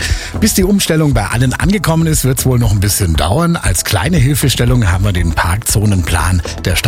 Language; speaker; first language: German; native; German